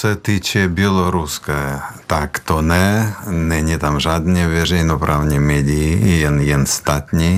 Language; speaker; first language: Czech; non-native, fluent; Belarusian